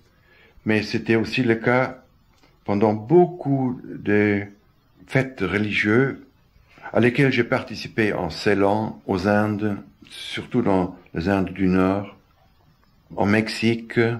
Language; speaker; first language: French; non-native, fluent; German